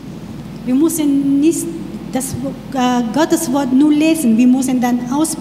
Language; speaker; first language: German; non-native, learner; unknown